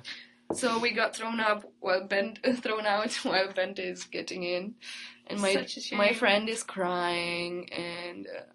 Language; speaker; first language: English; early bilingual, other home language; Italian